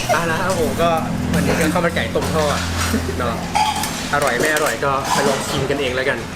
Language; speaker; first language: Thai; native; Thai